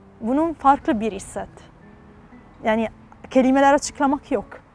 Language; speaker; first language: Turkish; non-native, learner; Italian